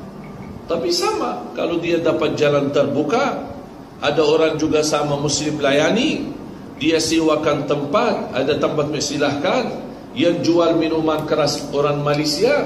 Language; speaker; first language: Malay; non-native, fluent; Arabic